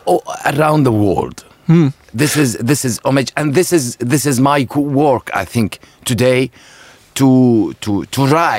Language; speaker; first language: English; non-native, learner; Arabic